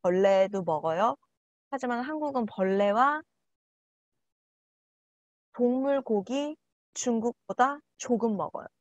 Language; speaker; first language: Korean; non-native, learner; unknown